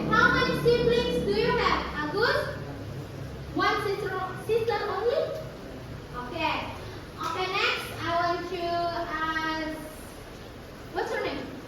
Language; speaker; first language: English; non-native, learner; Indonesian